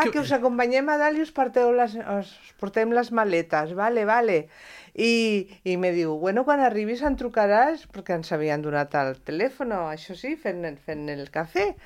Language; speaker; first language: Catalan; non-native, local second language; Spanish